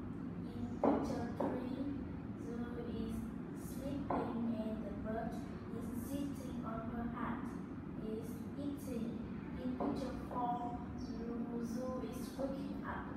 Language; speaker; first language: English; non-native, learner; Vietnamese